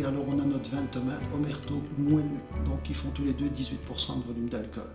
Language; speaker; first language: French; native; French